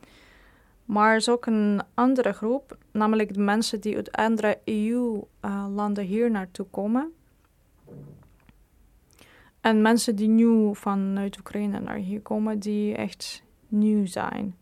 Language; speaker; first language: Dutch; non-native, fluent; Ukrainian